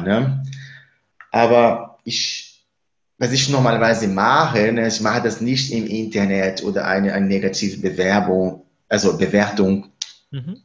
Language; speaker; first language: German; non-native, fluent; Spanish